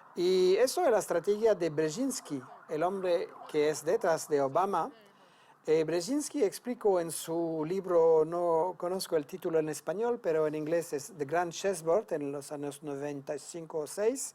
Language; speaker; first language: Spanish; non-native, fluent; French